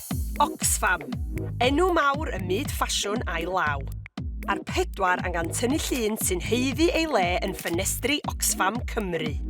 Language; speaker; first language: Welsh; native; Welsh